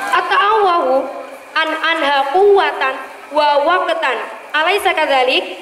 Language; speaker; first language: Arabic; non-native, learner; Indonesian